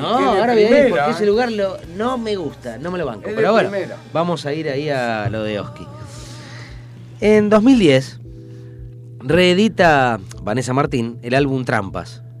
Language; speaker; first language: Spanish; native; Spanish